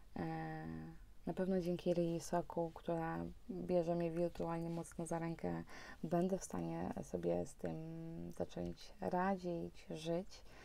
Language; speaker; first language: Polish; early bilingual, heritage; Polish